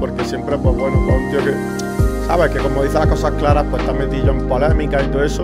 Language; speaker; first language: Spanish; native; Spanish